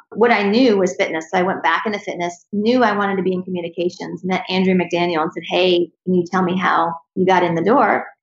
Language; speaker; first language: English; native; English